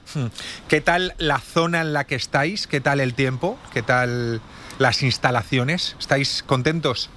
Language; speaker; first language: Spanish; native; Spanish